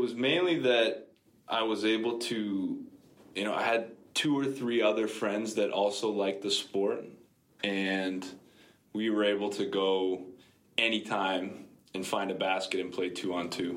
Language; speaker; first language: English; native; English